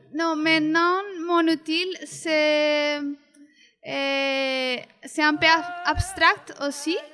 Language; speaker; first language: French; non-native, learner; Spanish